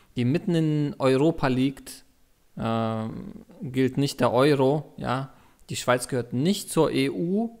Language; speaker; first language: German; non-native, fluent; Russian